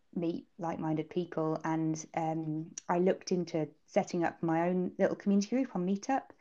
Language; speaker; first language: English; native; English